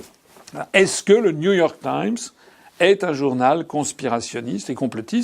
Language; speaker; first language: French; native; French